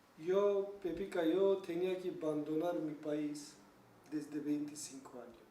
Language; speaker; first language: Spanish; non-native, learner; Kurdish